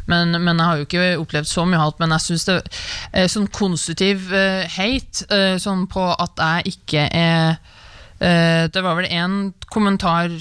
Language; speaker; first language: Norwegian; native; Norwegian